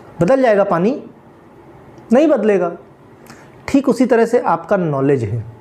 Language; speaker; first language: Hindi; native; Hindi